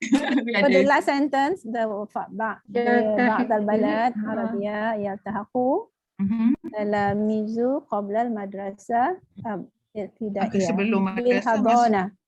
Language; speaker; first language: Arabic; non-native, learner; Malay